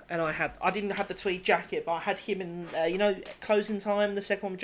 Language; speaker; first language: English; native; English